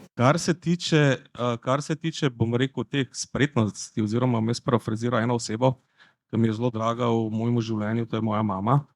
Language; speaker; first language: Slovenian; non-native, local second language; Bosnian